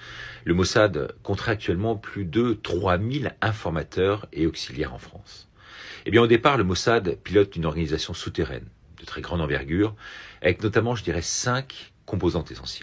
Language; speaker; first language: French; native; French